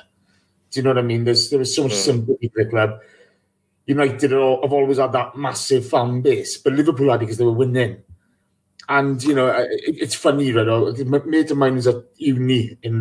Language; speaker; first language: English; native; English